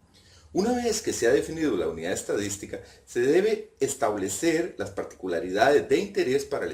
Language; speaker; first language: Spanish; native; Spanish